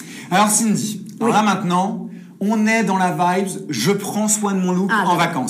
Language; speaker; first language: French; native; French